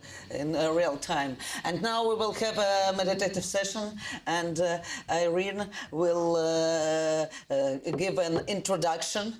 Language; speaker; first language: English; non-native, fluent; Ukrainian